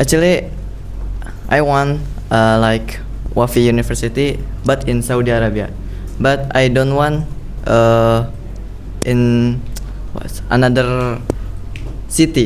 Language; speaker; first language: English; non-native, learner; Indonesian